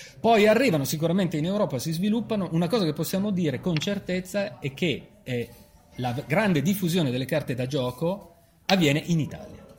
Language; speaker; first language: Italian; native; Italian